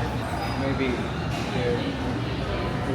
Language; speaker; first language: English; non-native, learner; Korean